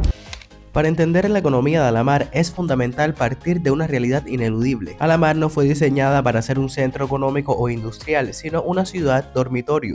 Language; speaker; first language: Spanish; native; Spanish